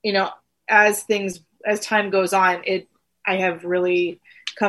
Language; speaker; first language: English; native; English